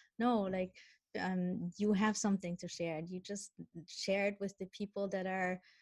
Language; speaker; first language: English; non-native, fluent; Dutch